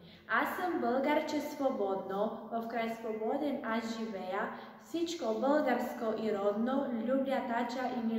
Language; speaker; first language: Bulgarian; early bilingual, heritage; Bulgarian